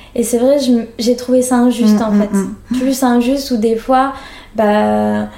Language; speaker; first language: French; native; French